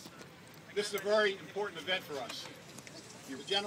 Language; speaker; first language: English; native; English